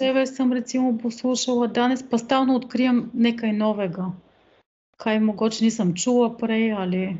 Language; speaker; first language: Slovenian; non-native, fluent; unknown